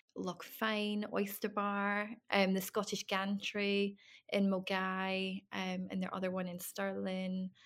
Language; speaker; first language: English; native; English